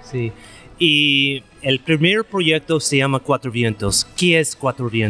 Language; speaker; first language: Spanish; non-native, learner; English